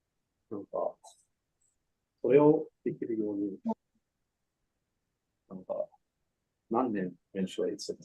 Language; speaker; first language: Japanese; non-native, learner; English